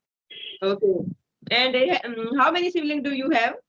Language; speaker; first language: English; non-native, learner; Hindi